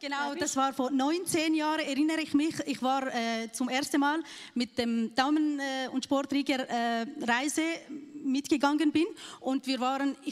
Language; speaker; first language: German; non-native, learner; Arabic